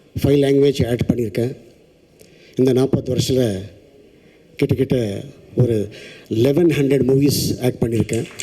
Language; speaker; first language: Tamil; non-native, local second language; Telugu